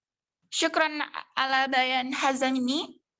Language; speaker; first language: Arabic; non-native, learner; Indonesian